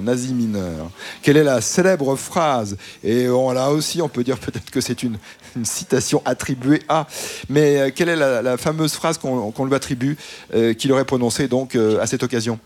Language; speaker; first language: French; native; French